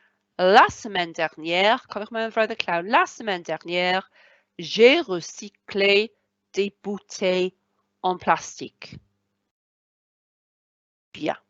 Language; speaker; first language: French; non-native, fluent; Welsh